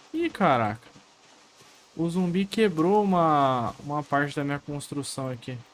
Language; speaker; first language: Portuguese; native; Portuguese